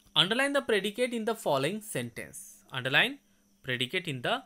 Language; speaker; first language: English; non-native, local second language; Bangla